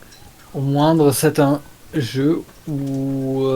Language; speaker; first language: French; non-native, learner; German